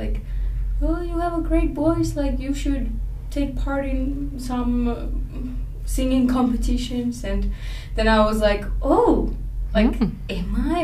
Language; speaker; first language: English; non-native, fluent; Finnish